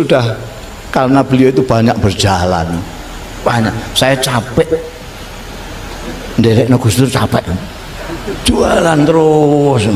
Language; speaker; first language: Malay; non-native, local second language; Javanese